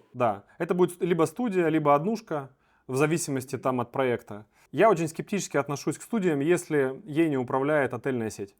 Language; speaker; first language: Russian; native; Russian